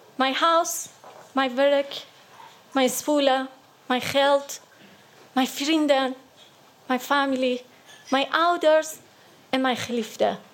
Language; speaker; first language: Dutch; non-native, fluent; Persian